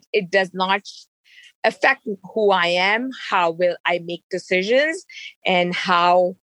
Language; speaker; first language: English; non-native, local second language; Urdu